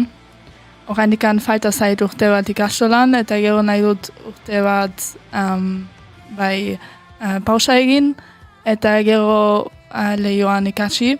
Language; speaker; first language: Basque; early bilingual, heritage; Basque